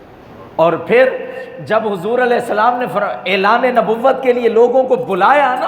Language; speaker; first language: Urdu; native; Urdu